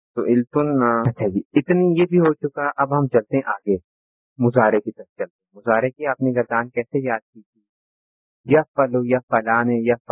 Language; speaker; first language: Urdu; native; Urdu